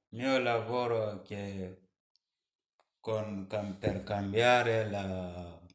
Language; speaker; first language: Italian; non-native, learner; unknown